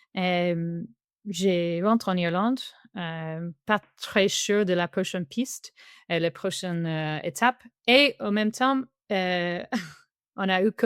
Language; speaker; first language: French; non-native, fluent; English